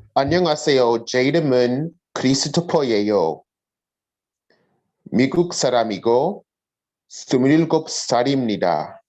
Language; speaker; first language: Korean; non-native, learner; English